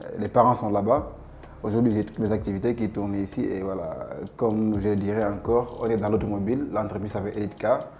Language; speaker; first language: French; non-native, local second language; Fula